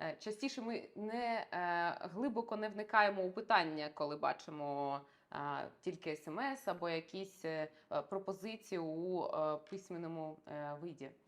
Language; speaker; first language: Ukrainian; non-native, local second language; Russian